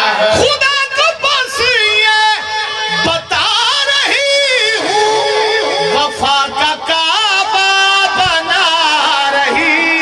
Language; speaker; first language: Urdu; non-native, local second language; Punjabi